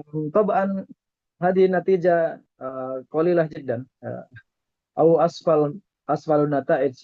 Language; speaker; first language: Arabic; non-native, fluent; Indonesian